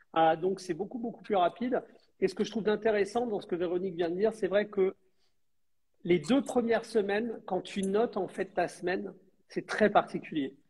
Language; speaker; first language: French; native; French